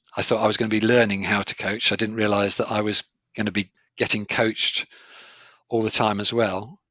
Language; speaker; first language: English; native; English